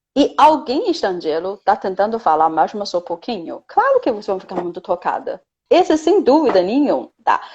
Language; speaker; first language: Portuguese; non-native, fluent; Chinese